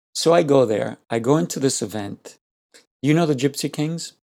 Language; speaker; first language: English; non-native, fluent; Spanish